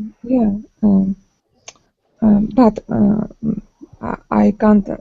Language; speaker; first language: English; non-native, learner; Ukrainian